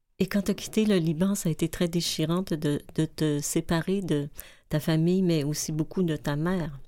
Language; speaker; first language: French; native; French